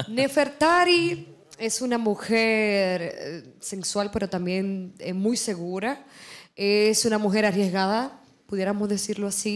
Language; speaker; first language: Spanish; native; Spanish